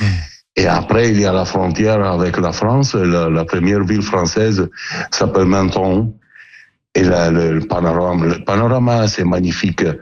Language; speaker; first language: French; non-native, learner; Italian